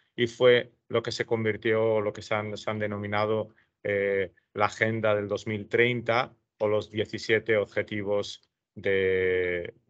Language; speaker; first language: Spanish; native; Spanish